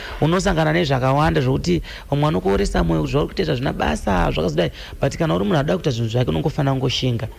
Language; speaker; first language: Shona; early bilingual, other home language; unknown